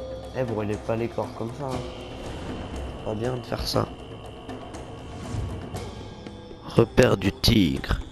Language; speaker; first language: French; native; French